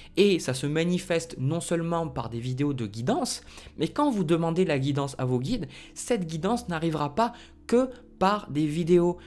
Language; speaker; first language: French; native; French